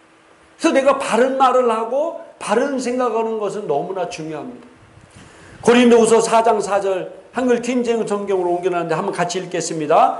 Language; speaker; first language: Korean; native; Korean